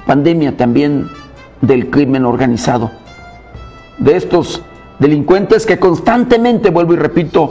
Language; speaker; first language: Spanish; native; Spanish